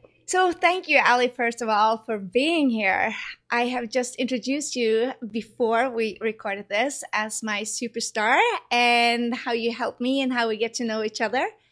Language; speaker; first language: English; non-native, fluent; Norwegian